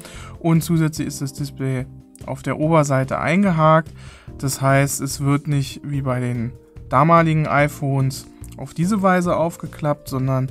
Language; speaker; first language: German; native; German